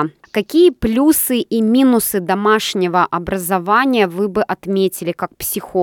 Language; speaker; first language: Russian; native; Russian